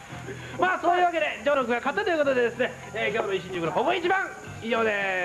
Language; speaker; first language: Japanese; native; Japanese